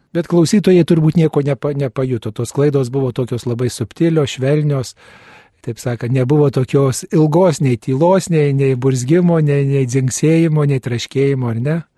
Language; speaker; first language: Lithuanian; native; Lithuanian